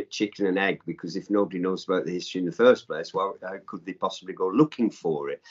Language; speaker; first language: English; native; English